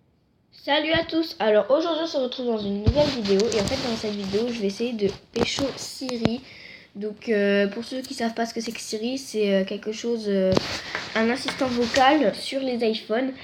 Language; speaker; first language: French; native; French